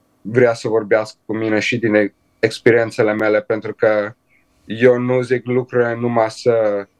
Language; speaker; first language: Romanian; early bilingual, heritage; Romanian